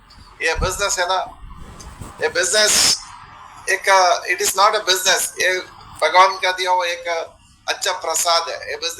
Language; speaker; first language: Hindi; non-native, local second language; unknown